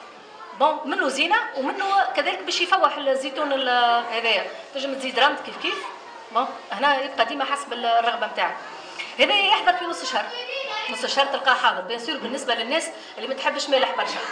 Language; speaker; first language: Arabic; native; Arabic